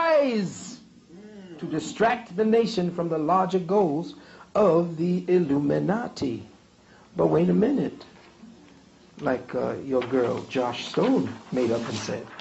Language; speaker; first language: English; native; English